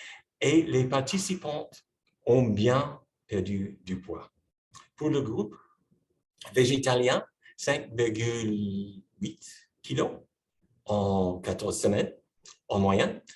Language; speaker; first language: French; non-native, fluent; English